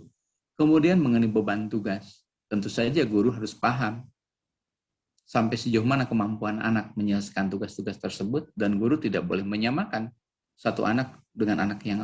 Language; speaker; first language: Indonesian; native; Indonesian